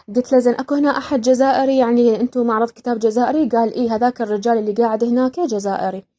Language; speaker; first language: Arabic; native; Arabic